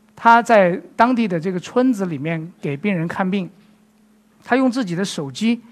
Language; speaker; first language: Chinese; native; Chinese